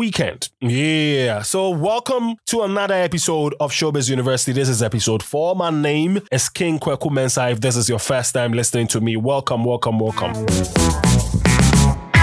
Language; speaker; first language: English; non-native, local second language; Akan